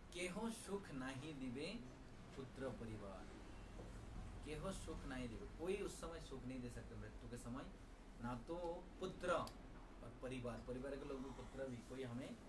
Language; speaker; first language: Hindi; non-native, local second language; Bangla